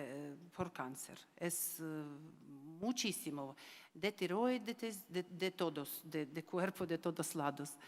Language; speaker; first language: Spanish; non-native, learner; Ukrainian